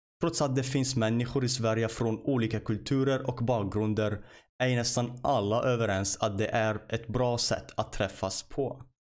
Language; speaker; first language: Swedish; non-native, fluent; Arabic